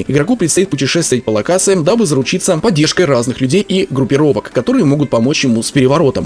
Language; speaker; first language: Russian; native; Russian